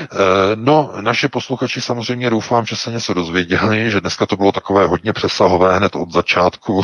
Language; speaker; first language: Czech; native; Czech